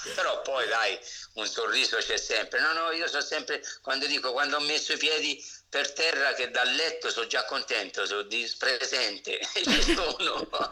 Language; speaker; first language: Italian; native; Italian